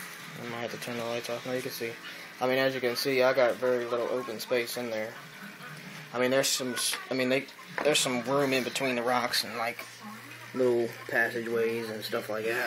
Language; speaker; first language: English; native; English